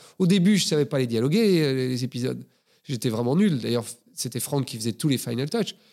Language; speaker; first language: French; native; French